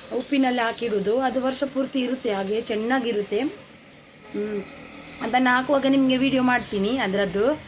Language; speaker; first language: Kannada; non-native, local second language; Tulu